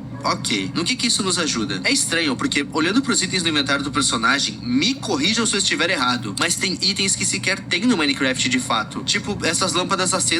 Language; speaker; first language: Portuguese; native; Portuguese